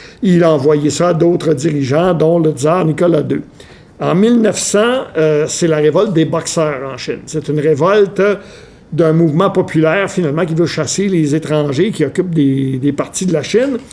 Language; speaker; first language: French; native; French